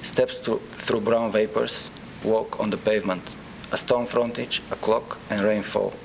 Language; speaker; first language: English; non-native, fluent; Bulgarian